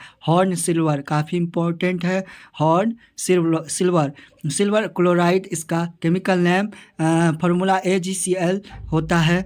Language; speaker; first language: Hindi; native; Hindi